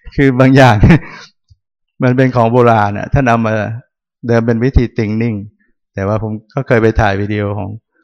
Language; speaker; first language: Thai; native; Thai